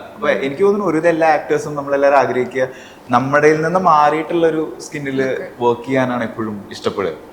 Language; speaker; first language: Malayalam; native; Malayalam